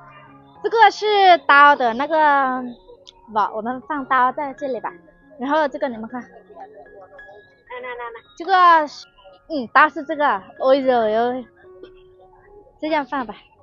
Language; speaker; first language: Chinese; non-native, fluent; Vietnamese